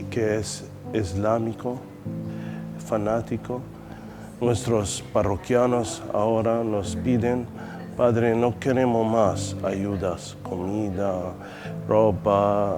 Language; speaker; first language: Spanish; non-native, fluent; Arabic